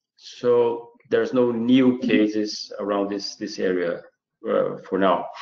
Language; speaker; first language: English; non-native, fluent; Portuguese